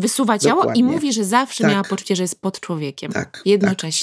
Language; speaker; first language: Polish; native; Polish